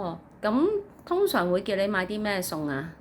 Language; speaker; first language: Cantonese; native; Cantonese